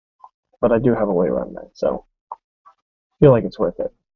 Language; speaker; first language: English; native; English